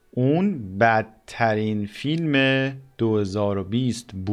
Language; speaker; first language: Persian; native; Persian